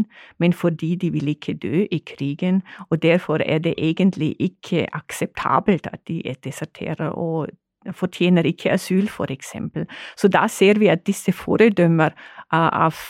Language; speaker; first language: Norwegian; non-native, fluent; German